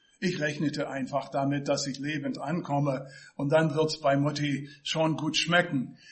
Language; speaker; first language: German; non-native, fluent; English